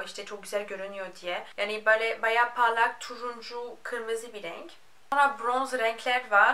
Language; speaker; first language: Turkish; non-native, fluent; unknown